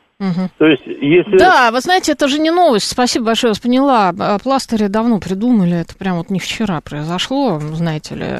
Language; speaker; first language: Russian; native; Russian